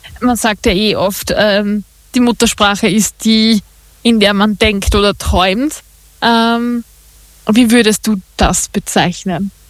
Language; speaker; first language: German; native; German